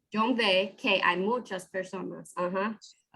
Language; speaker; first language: Spanish; non-native, fluent; English